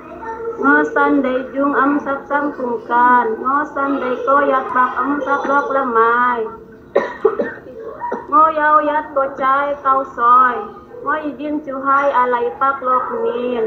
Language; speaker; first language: Cantonese; non-native, learner; Indonesian